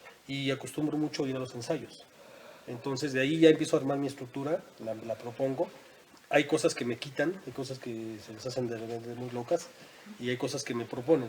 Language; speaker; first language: Spanish; native; Spanish